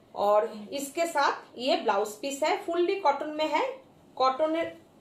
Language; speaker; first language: Hindi; non-native, local second language; Bangla